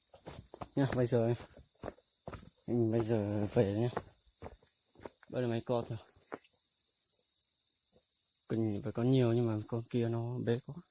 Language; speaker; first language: Vietnamese; non-native, local second language; Hmong